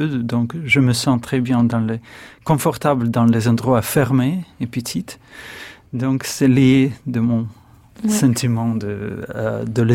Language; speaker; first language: French; non-native, fluent; Russian